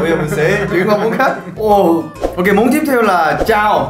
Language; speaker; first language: Vietnamese; non-native, fluent; Korean